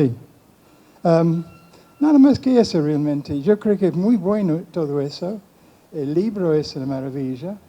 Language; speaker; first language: Spanish; non-native, fluent; English